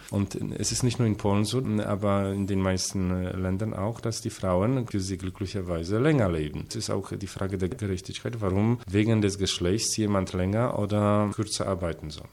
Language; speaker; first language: German; non-native, fluent; Polish